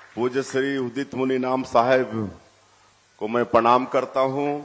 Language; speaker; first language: Hindi; native; Hindi